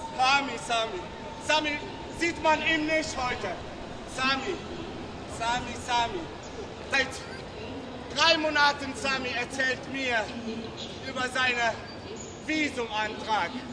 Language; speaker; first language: German; non-native, learner; Arabic